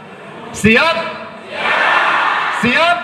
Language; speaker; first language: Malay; non-native, learner; Arabic